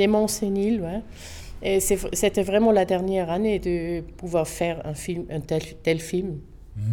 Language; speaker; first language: French; non-native, local second language; German